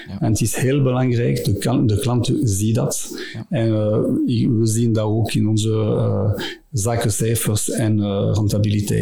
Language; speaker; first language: Dutch; non-native, local second language; French